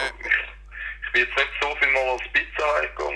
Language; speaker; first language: German; native; German